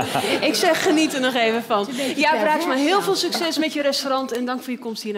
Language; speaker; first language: Dutch; native; Dutch